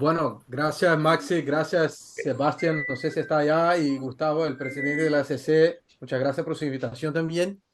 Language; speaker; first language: Spanish; non-native, fluent; Portuguese